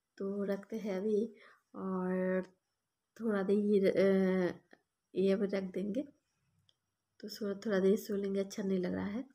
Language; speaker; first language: Hindi; non-native, local second language; Bangla